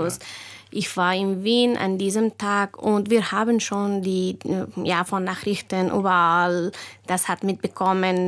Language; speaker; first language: German; non-native, learner; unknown